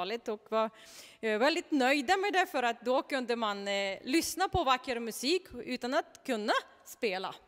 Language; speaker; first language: Swedish; non-native, fluent; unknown